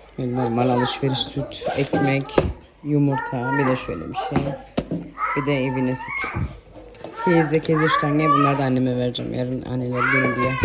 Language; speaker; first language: Turkish; early bilingual, heritage; Turkish